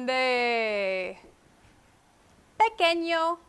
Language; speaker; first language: Spanish; non-native, fluent; English